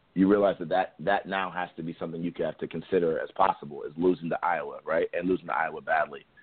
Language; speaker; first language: English; native; English